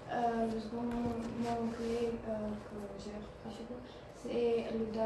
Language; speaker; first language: French; non-native, learner; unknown